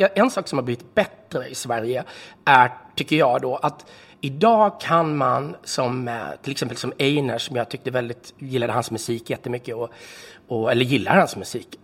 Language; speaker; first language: Swedish; native; Swedish